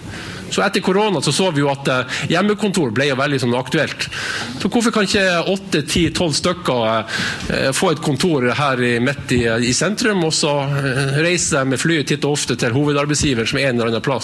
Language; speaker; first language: Norwegian; native; Norwegian